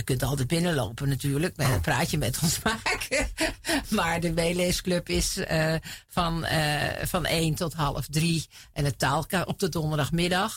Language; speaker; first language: Dutch; native; Dutch